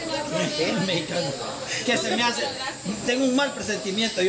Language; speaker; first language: Spanish; native; Spanish